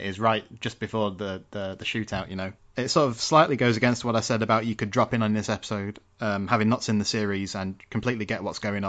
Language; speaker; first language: English; native; English